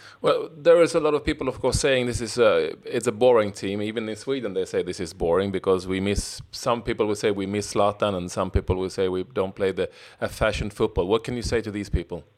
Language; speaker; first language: English; non-native, fluent; Swedish